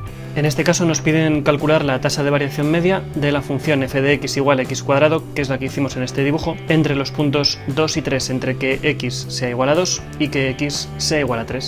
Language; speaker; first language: Spanish; native; Spanish